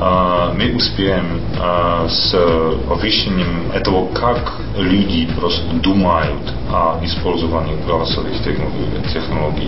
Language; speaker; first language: Russian; non-native, fluent; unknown